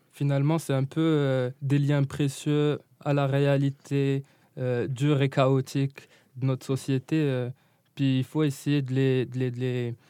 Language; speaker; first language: French; non-native, local second language; Arabic